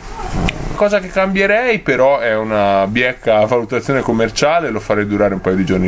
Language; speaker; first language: Italian; native; Italian